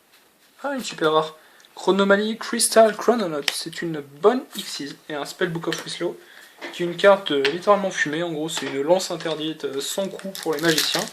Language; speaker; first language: French; native; French